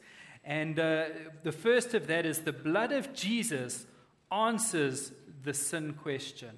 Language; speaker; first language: English; native; English